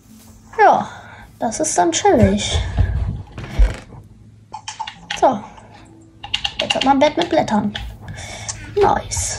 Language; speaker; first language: German; native; German